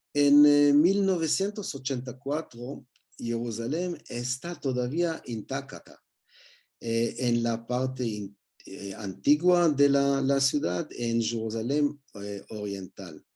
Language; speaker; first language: Spanish; non-native, learner; Hebrew